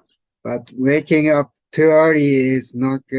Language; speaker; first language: English; non-native, learner; Japanese